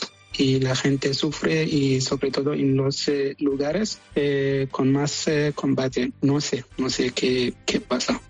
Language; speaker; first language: Spanish; non-native, learner; Arabic